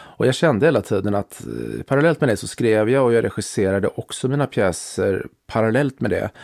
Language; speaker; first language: Swedish; native; Swedish